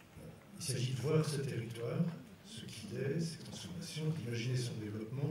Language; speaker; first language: French; native; French